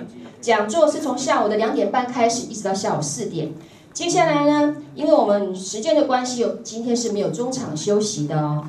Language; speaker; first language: Chinese; native; Chinese